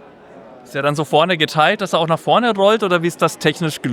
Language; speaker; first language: German; native; German